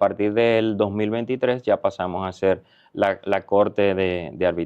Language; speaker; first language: Spanish; native; Spanish